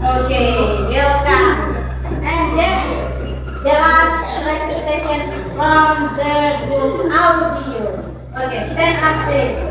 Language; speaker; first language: English; non-native, learner; Indonesian